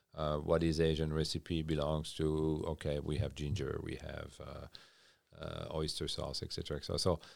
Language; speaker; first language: English; non-native, fluent; French